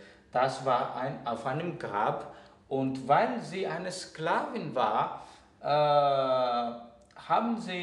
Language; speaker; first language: German; non-native, fluent; Greek